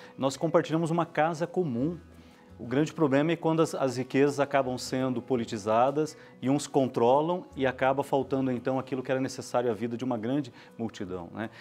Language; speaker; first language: Portuguese; native; Portuguese